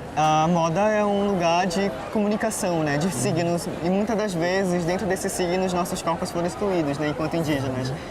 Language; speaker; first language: Portuguese; non-native, local second language; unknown